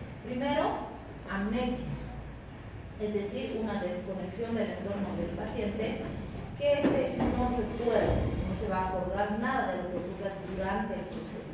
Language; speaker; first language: Spanish; native; Spanish